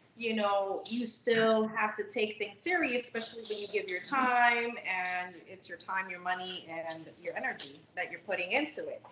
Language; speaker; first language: English; native; English